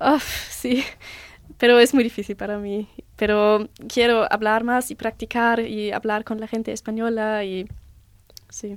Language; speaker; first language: Spanish; non-native, learner; German